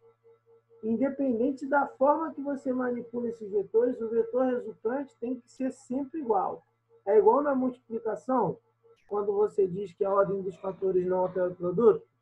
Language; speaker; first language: Portuguese; native; Portuguese